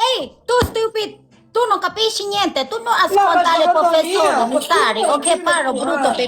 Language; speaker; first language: Italian; non-native, learner; Thai